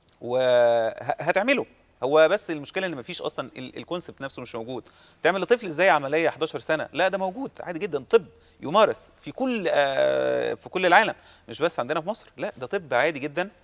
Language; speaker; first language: Arabic; native; Arabic